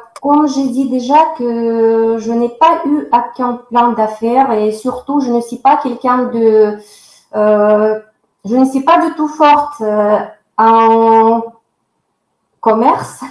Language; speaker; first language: French; non-native, fluent; Russian